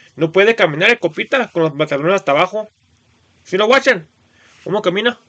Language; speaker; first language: Spanish; early bilingual, heritage; Spanish